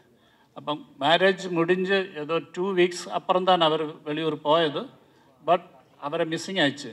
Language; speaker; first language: Tamil; non-native, learner; Malayalam